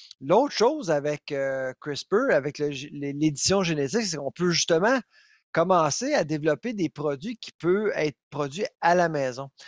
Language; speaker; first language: French; native; French